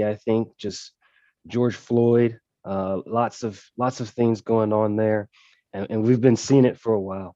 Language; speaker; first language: English; native; English